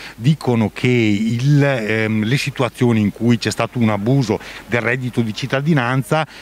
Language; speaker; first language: Italian; native; Italian